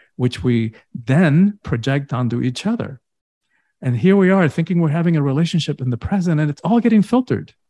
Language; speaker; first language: English; early bilingual, other home language; Spanish